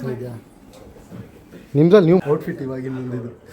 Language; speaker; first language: Kannada; native; Kannada